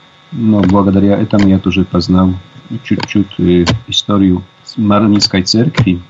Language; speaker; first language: Russian; non-native, fluent; Polish